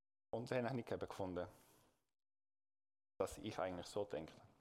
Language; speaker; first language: German; non-native, fluent; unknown